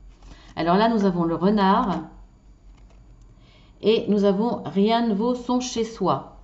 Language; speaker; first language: French; native; French